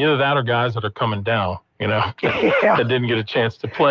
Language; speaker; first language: English; native; English